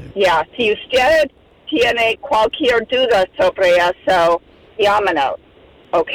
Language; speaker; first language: Spanish; non-native, fluent; English